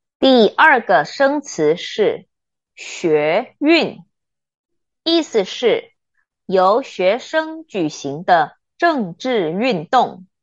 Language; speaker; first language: Chinese; native; Chinese